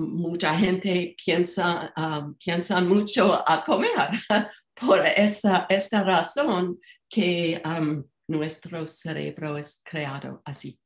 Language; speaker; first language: Spanish; non-native, fluent; English